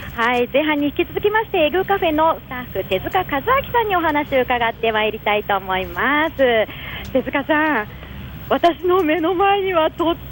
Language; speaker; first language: Japanese; native; Japanese